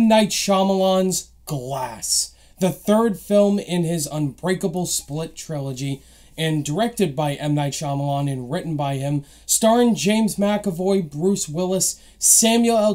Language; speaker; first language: English; native; English